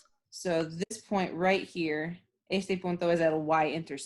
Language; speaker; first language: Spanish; non-native, learner; English